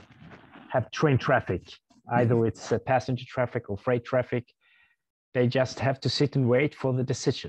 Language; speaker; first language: English; non-native, fluent; Swedish